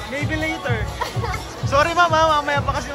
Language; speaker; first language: Filipino; native; Filipino